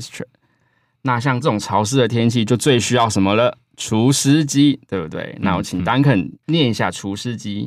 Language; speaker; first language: Chinese; native; Chinese